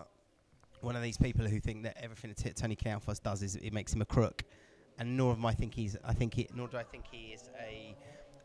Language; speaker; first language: English; native; English